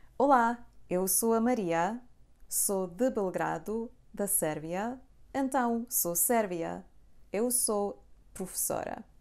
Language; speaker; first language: Portuguese; non-native, fluent; Serbian